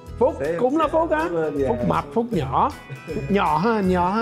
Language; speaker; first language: Vietnamese; non-native, learner; English